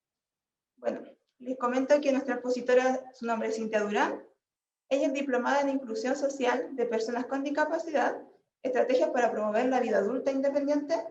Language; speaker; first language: Spanish; native; Spanish